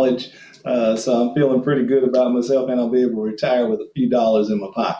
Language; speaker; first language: English; native; English